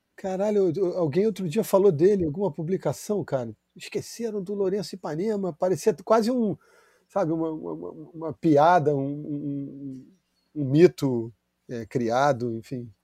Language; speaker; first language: Portuguese; native; Portuguese